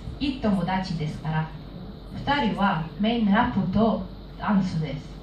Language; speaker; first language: Japanese; non-native, learner; Hebrew